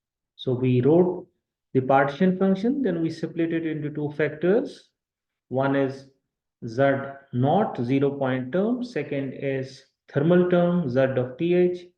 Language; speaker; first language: English; non-native, local second language; Kashmiri